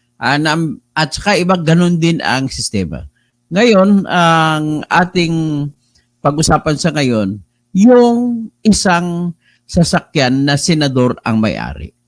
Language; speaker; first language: Filipino; non-native, local second language; Cebuano